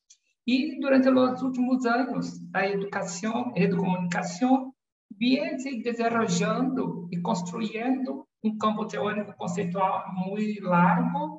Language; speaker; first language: Spanish; non-native, learner; Portuguese